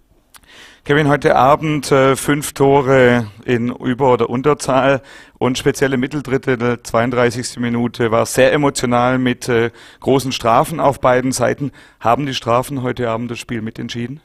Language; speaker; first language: German; native; German